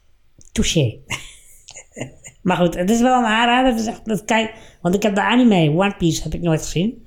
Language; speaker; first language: Dutch; native; Dutch